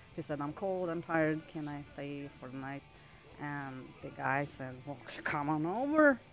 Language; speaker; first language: English; non-native, fluent; Russian